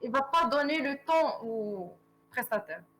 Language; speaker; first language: French; non-native, local second language; Arabic